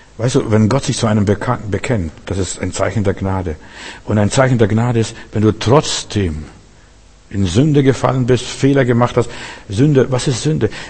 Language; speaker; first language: German; early bilingual, heritage; German